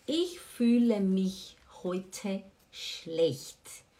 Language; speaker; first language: German; non-native, fluent; Portuguese